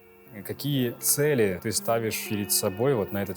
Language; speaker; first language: Russian; native; Russian